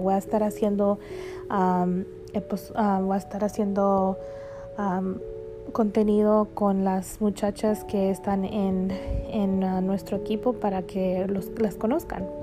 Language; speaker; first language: Spanish; early bilingual, heritage; Spanish